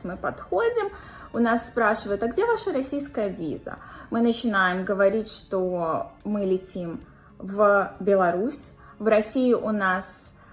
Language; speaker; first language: Russian; native; Russian